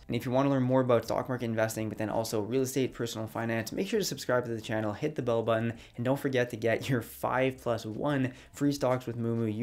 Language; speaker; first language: English; native; English